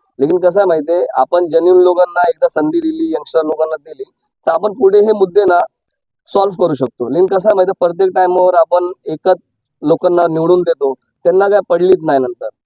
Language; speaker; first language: Marathi; non-native, local second language; Hindi